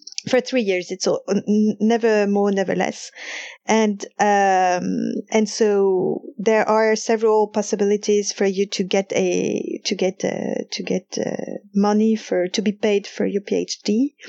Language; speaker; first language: English; non-native, fluent; French